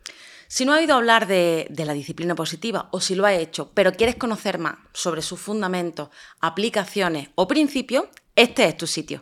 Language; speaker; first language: Spanish; native; Spanish